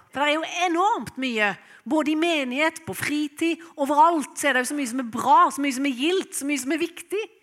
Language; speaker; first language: Norwegian; native; Norwegian